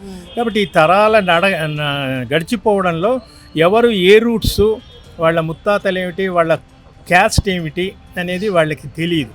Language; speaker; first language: Telugu; native; Telugu